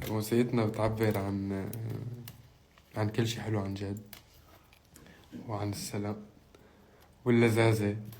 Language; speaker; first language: Arabic; native; Arabic